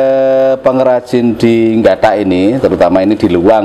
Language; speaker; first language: Indonesian; native; Indonesian